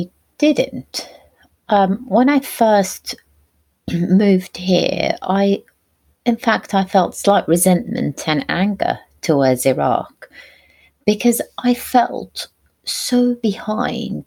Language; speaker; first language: English; non-native, fluent; Arabic